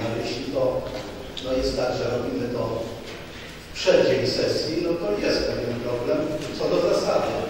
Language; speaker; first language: Polish; native; Polish